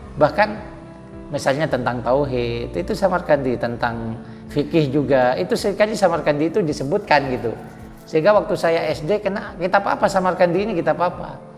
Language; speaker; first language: Indonesian; non-native, local second language; Madurese